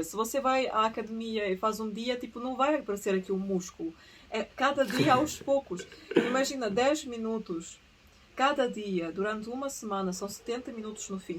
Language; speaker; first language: Portuguese; early bilingual, other home language; Russian